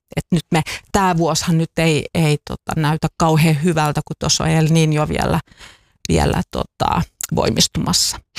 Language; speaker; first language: Finnish; native; Finnish